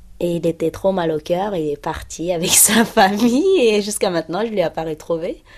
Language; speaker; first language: French; non-native, fluent; Uyghur